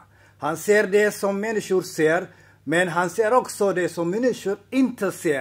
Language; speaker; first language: Swedish; non-native, fluent; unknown